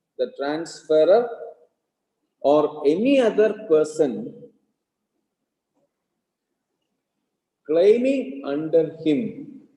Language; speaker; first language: English; non-native, local second language; Malayalam